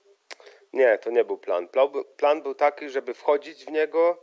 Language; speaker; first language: Polish; early bilingual, heritage; Polish